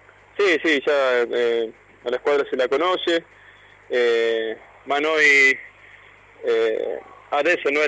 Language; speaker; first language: Italian; non-native, learner; Spanish